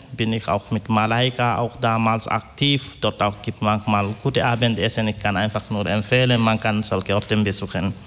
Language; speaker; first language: German; non-native, fluent; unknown